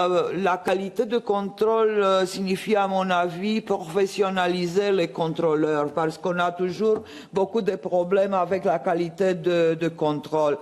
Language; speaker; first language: French; non-native, fluent; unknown